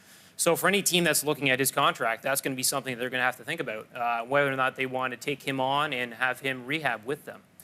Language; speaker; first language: English; native; English